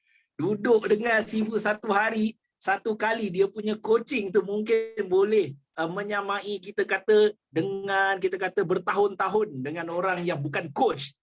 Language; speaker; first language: Malay; native; Malay